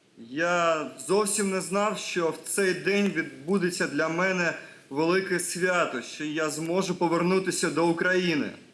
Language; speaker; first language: Ukrainian; non-native, local second language; Russian